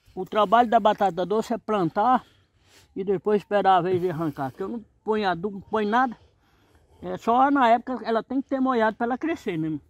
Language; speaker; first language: Portuguese; native; Portuguese